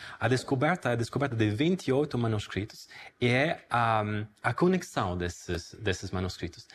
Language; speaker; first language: Portuguese; non-native, fluent; Italian